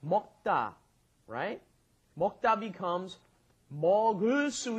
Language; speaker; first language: Korean; non-native, fluent; English